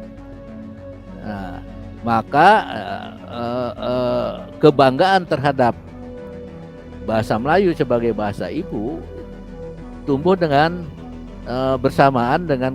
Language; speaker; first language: Indonesian; native; Indonesian